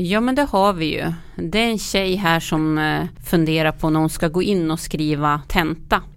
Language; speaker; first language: Swedish; native; Swedish